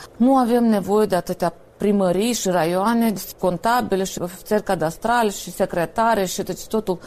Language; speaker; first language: Romanian; native; Romanian